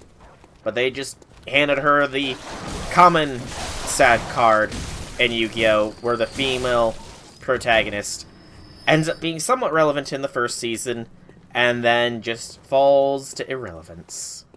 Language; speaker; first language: English; native; English